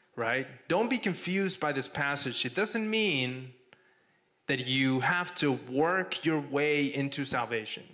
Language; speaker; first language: English; non-native, fluent; Spanish